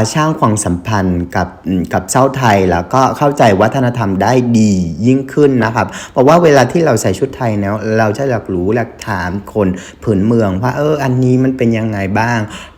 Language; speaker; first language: Thai; non-native, fluent; Vietnamese